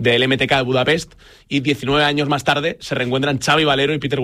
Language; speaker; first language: Spanish; native; Spanish